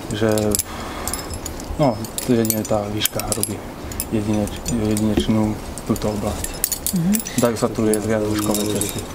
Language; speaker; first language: Slovak; native; Slovak